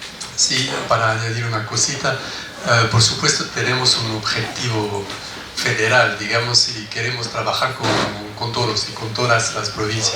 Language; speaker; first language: Spanish; non-native, fluent; French